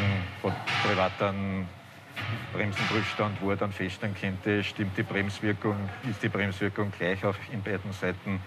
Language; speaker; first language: German; native; German